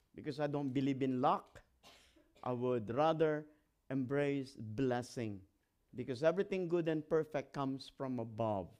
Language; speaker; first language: English; non-native, local second language; Filipino